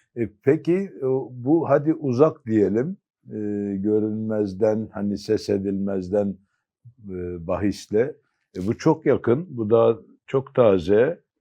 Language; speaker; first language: Turkish; native; Turkish